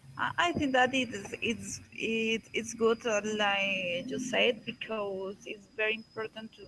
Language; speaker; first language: English; non-native, learner; Spanish